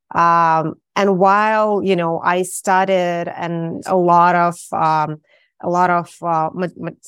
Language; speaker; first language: English; non-native, fluent; Russian